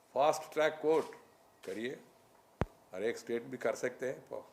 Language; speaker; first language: Hindi; non-native, local second language; Telugu